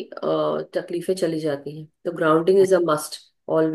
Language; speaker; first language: Hindi; native; Hindi